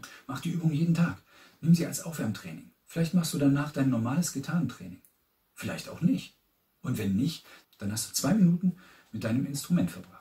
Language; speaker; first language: German; native; German